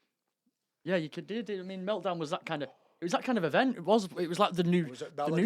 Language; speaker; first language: English; native; English